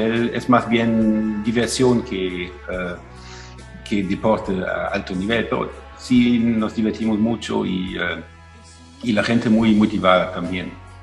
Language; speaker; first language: Spanish; non-native, fluent; German